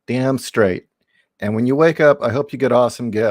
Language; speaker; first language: English; native; English